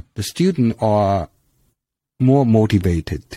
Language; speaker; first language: English; non-native, fluent; Chinese